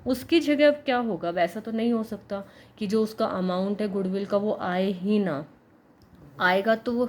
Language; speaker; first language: Hindi; native; Hindi